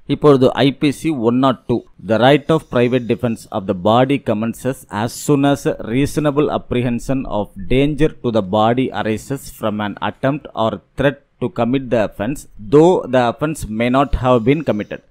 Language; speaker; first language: English; non-native, local second language; Tamil